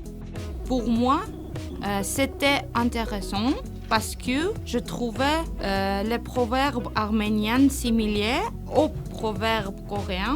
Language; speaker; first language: French; non-native, learner; Armenian